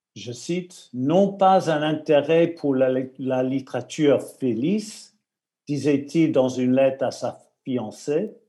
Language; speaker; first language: French; non-native, fluent; English